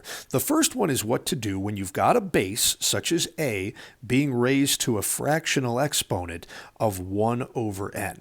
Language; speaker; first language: English; native; English